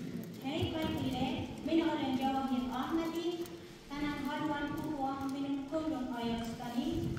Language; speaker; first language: Finnish; non-native, fluent; Persian